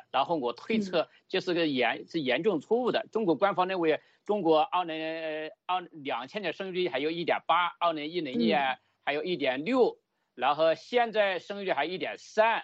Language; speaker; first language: Chinese; native; Chinese